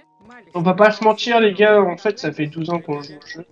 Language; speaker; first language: French; native; French